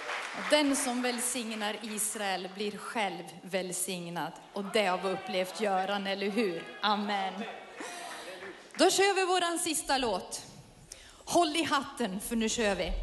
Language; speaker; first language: Swedish; native; Swedish